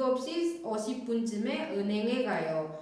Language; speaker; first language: Korean; non-native, fluent; Indonesian